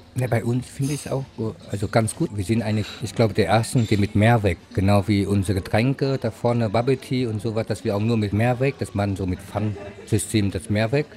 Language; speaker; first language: German; non-native, learner; Vietnamese